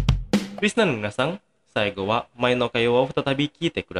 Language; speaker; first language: Japanese; non-native, fluent; Indonesian